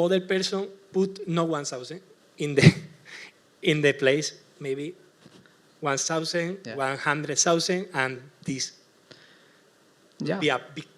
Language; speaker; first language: English; non-native, learner; Spanish